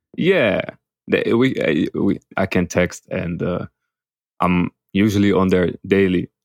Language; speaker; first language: English; non-native, fluent; Dutch